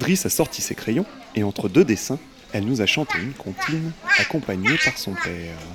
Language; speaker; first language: French; native; French